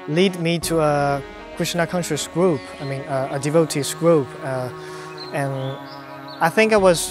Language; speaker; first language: English; non-native, learner; Chinese